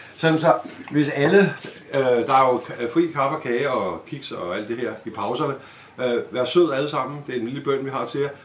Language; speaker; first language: Danish; native; Danish